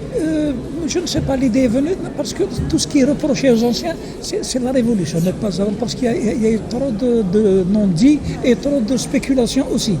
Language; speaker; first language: French; non-native, local second language; Arabic